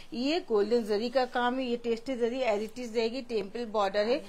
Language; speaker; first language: Hindi; non-native, local second language; Bangla